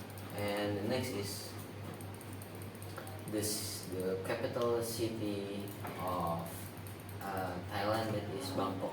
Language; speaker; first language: English; non-native, learner; Indonesian